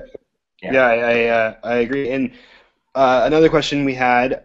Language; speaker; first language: English; native; English